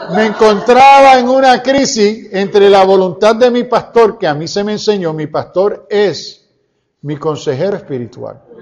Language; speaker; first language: Spanish; early bilingual, heritage; Spanish